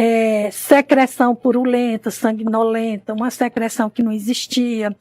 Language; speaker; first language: Portuguese; native; Portuguese